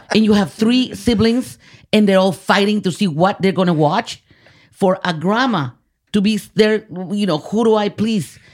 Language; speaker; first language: English; early bilingual, other home language; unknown